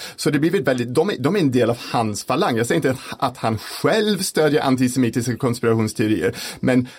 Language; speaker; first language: Swedish; non-native, fluent; English